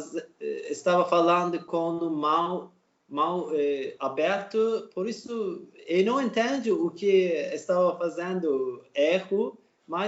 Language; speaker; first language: Portuguese; non-native, learner; Turkish